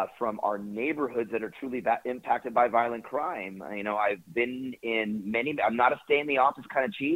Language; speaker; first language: English; early bilingual, other home language; Spanish